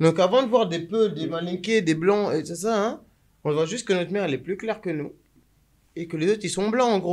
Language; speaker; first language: French; native; French